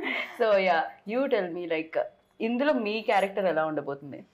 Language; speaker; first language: Telugu; native; Telugu